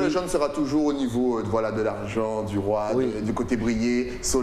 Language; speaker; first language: French; native; French